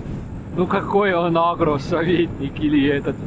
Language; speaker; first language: Russian; non-native, learner; Estonian